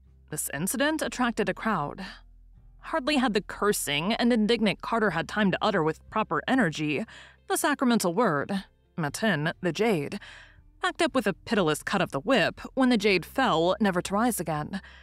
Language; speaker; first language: English; native; English